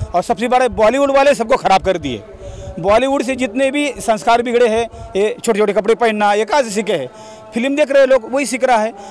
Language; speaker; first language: Hindi; non-native, local second language; Marathi